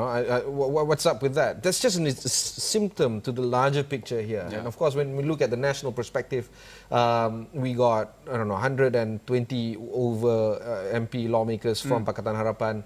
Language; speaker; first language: English; non-native, local second language; Malay